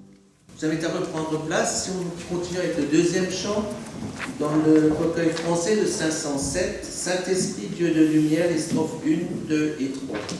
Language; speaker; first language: French; native; French